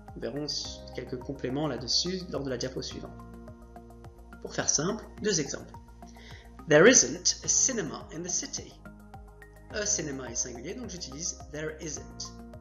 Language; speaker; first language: French; native; French